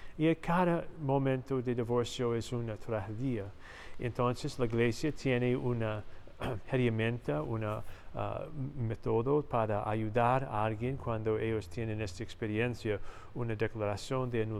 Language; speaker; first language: Spanish; non-native, learner; English